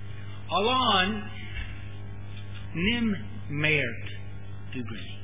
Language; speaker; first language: Hungarian; non-native, learner; English